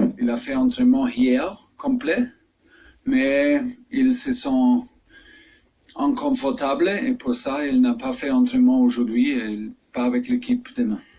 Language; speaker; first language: French; non-native, fluent; German